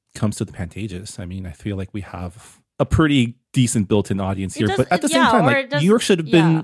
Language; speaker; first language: English; native; English